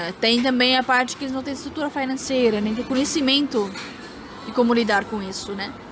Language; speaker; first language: Portuguese; non-native, fluent; Arabic